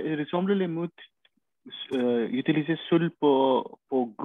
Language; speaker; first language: French; non-native, learner; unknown